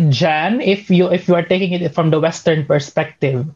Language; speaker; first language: English; non-native, local second language; Waray